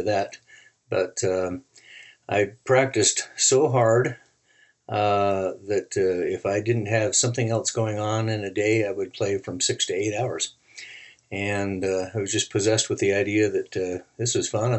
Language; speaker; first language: English; native; English